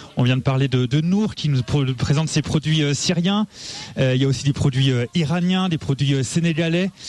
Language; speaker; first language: French; native; French